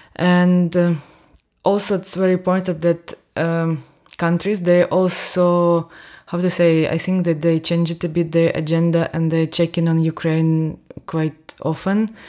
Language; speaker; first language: English; non-native, fluent; Ukrainian